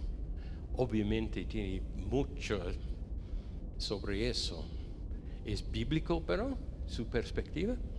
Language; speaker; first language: Spanish; non-native, fluent; English